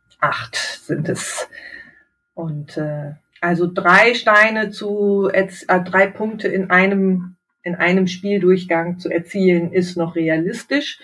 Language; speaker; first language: German; native; German